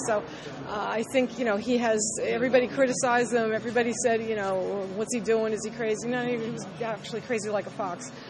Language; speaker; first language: English; native; English